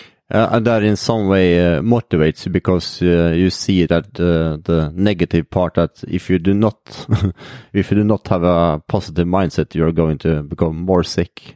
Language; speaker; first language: English; non-native, fluent; Norwegian